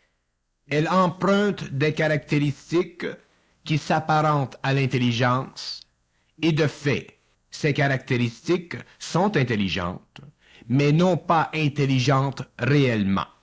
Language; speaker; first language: French; native; French